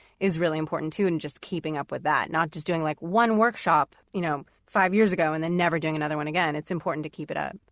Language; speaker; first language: English; native; English